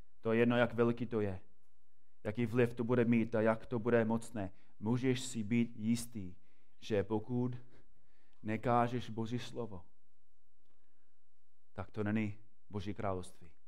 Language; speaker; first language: Czech; non-native, fluent; English